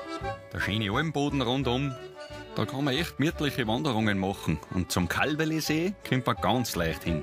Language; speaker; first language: German; native; German